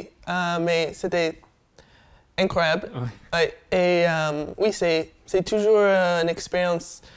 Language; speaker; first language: French; non-native, learner; English